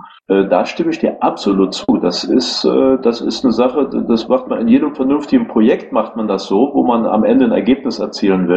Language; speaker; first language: German; native; German